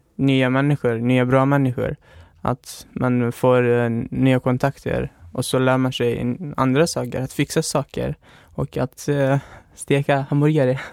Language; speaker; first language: Swedish; non-native, fluent; Urdu